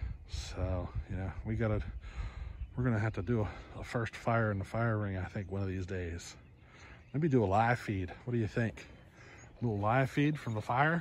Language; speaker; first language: English; native; English